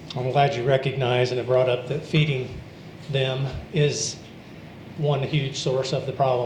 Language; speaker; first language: English; native; English